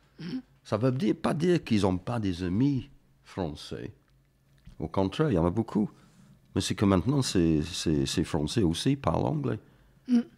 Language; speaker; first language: French; non-native, fluent; English